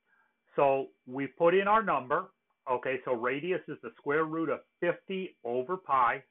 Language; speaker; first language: English; native; English